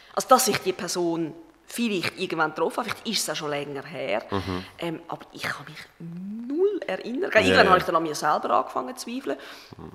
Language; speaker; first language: German; native; German